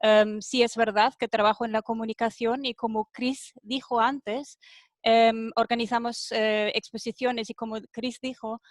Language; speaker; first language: Spanish; non-native, fluent; German